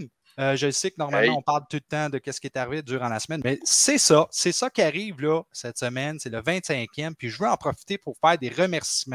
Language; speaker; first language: French; native; French